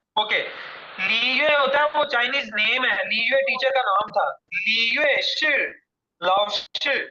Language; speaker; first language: Urdu; non-native, local second language; Punjabi